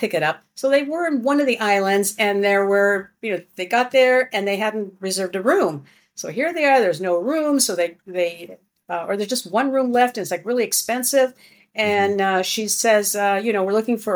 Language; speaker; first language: English; early bilingual, other home language; Greek